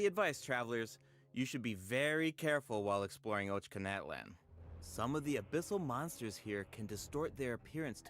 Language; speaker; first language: English; native; English